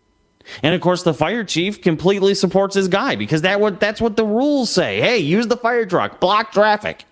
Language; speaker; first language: English; native; English